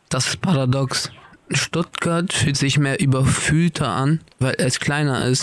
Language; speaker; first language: German; early bilingual, other home language; Portuguese